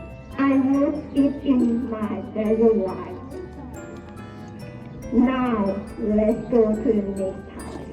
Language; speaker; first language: English; non-native, learner; Thai